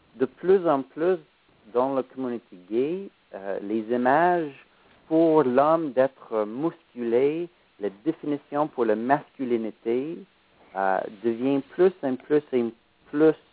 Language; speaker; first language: French; non-native, fluent; English